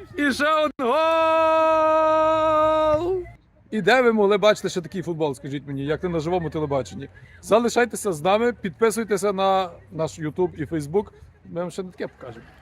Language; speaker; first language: Ukrainian; native; Ukrainian